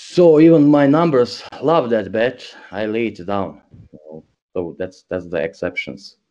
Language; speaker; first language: English; non-native, learner; Croatian